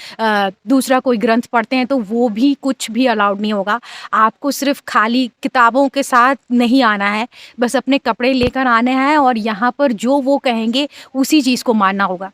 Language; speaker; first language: Hindi; native; Hindi